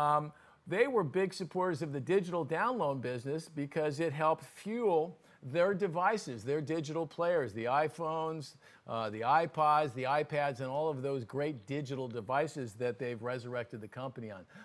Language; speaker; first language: English; native; English